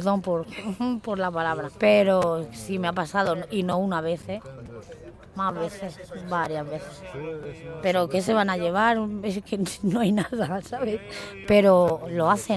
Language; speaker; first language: Spanish; native; Spanish